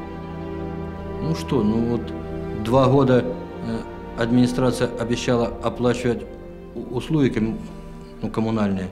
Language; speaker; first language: Russian; native; Russian